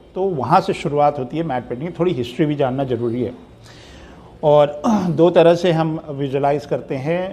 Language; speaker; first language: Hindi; native; Hindi